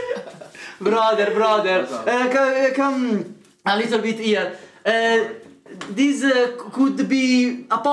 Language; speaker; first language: English; non-native, learner; Italian